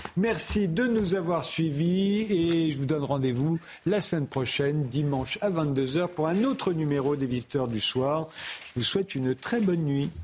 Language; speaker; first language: French; native; French